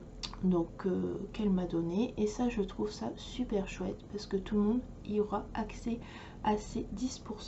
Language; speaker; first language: French; native; French